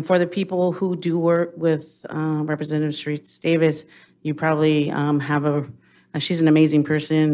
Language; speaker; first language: English; native; English